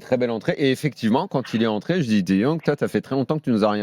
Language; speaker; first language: French; native; French